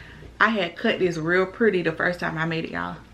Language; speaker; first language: English; native; English